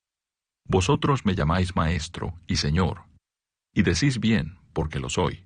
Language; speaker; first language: Spanish; native; Spanish